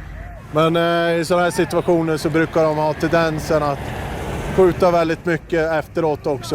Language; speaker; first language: Swedish; native; Swedish